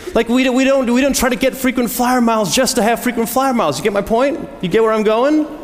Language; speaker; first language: English; native; English